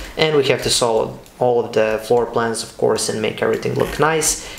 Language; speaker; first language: English; non-native, fluent; Serbian